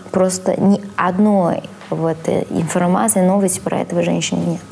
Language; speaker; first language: Russian; non-native, fluent; Chinese